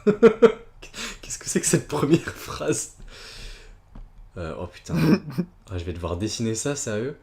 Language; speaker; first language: French; native; French